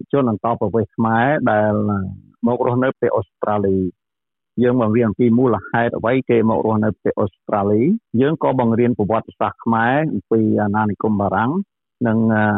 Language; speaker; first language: Khmer; native; Khmer